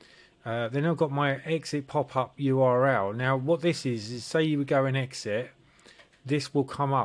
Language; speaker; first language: English; native; English